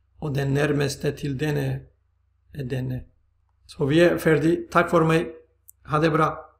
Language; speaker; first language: Swedish; non-native, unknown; Turkish